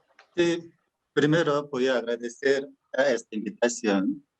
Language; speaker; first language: Spanish; non-native, fluent; Korean